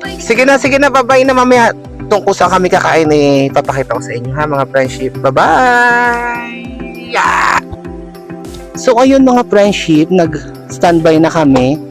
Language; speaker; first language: Filipino; native; Filipino